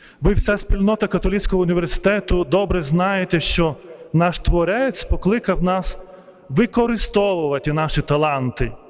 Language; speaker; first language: Ukrainian; non-native, fluent; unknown